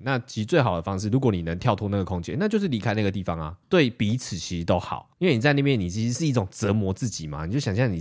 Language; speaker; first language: Chinese; native; Chinese